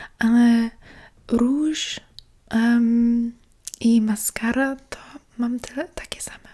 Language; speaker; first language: Polish; early bilingual, heritage; Polish